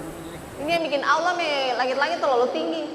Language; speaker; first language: Indonesian; native; Indonesian